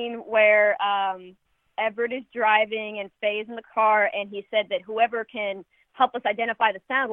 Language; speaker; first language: English; native; English